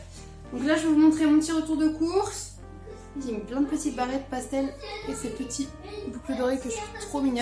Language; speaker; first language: French; native; French